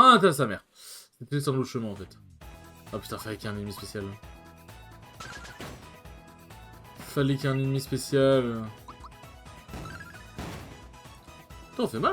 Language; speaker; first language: French; native; French